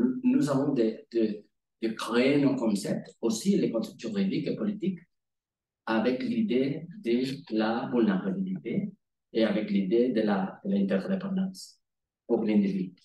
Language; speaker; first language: French; non-native, learner; Spanish